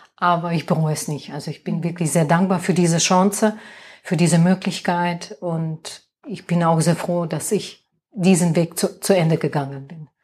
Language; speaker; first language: German; non-native, fluent; Russian